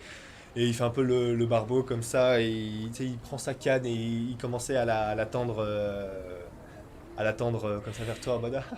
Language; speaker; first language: French; native; French